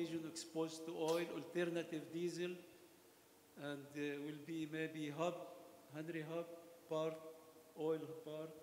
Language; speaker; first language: English; non-native, learner; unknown